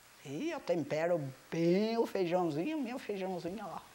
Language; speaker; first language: Portuguese; early bilingual, other home language; Japanese